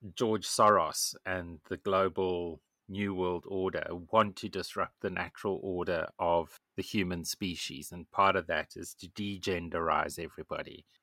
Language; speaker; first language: English; native; English